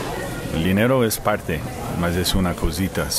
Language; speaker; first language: Spanish; non-native, fluent; English